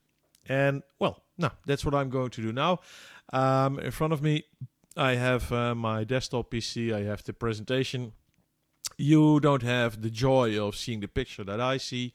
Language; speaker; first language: English; non-native, fluent; Dutch